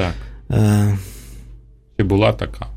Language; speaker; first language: Polish; non-native, learner; Ukrainian